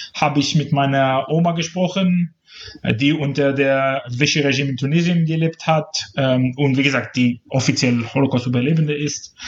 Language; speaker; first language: German; non-native, fluent; Hebrew